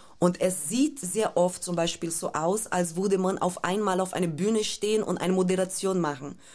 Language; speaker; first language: German; non-native, fluent; Portuguese